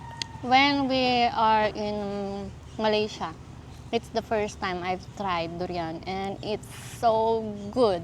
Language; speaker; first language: English; non-native, local second language; Filipino